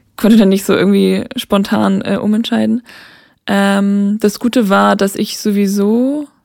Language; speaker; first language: German; native; German